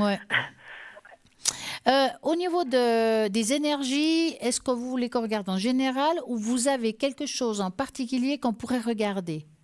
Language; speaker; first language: French; native; French